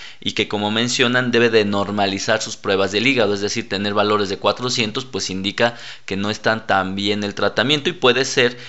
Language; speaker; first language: Spanish; native; Spanish